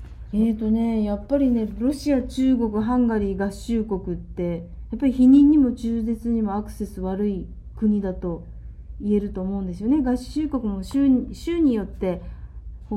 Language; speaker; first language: Japanese; native; Japanese